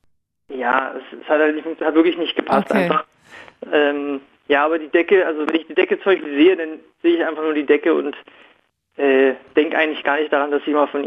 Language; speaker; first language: German; native; German